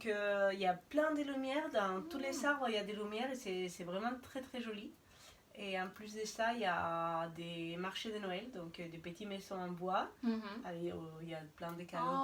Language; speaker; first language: French; non-native, fluent; Spanish